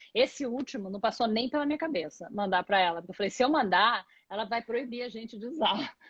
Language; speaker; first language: Portuguese; native; Portuguese